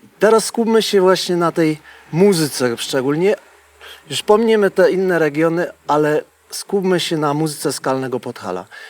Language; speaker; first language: Polish; native; Polish